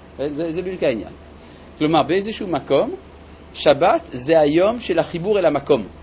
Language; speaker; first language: Hebrew; non-native, fluent; French